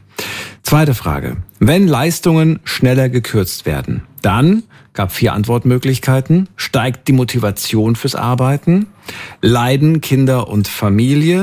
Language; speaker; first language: German; native; German